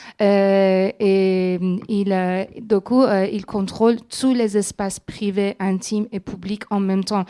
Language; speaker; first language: French; non-native, fluent; Persian